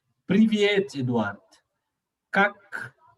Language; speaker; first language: Russian; non-native, learner; Portuguese